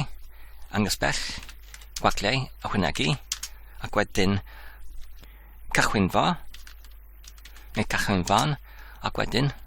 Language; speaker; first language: Welsh; non-native, learner; English